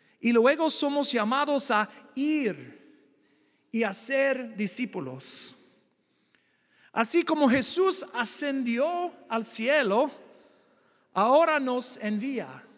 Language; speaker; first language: Spanish; non-native, fluent; English